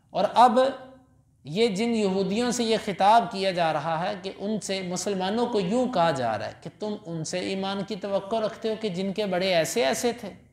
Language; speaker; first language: Urdu; non-native, local second language; Punjabi